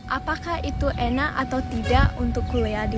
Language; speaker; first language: Indonesian; non-native, fluent; English